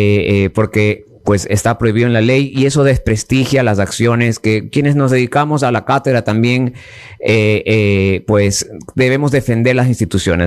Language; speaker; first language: Spanish; native; Spanish